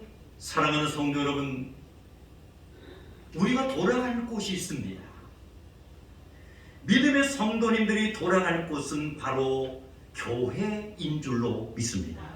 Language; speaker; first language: Korean; native; Korean